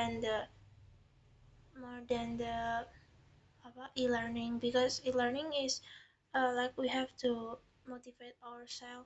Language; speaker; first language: English; non-native, learner; Indonesian